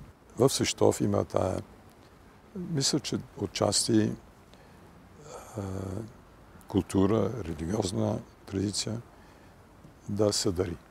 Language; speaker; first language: Bulgarian; early bilingual, heritage; Bulgarian